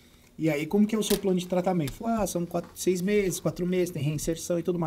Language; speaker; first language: Portuguese; native; Portuguese